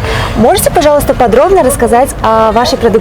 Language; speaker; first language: Russian; native; Russian